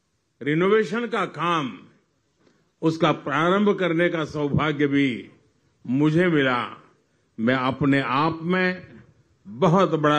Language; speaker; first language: Hindi; non-native, local second language; Gujarati